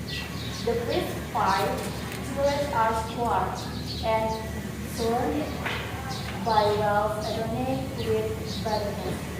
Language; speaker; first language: English; non-native, learner; Indonesian